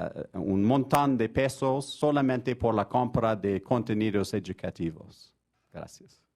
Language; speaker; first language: Spanish; non-native, fluent; French